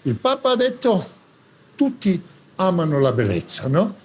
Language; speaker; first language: Italian; non-native, learner; Croatian